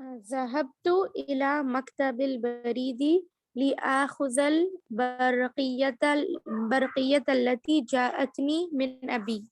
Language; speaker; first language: Arabic; non-native, learner; Urdu